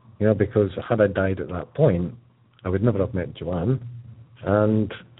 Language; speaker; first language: English; native; English